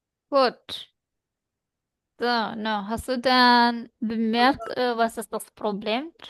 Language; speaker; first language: German; non-native, fluent; Indonesian